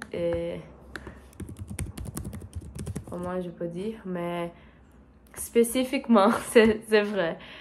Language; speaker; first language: French; non-native, learner; Portuguese